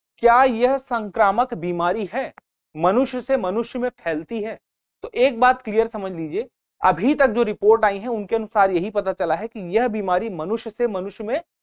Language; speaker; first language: Hindi; native; Hindi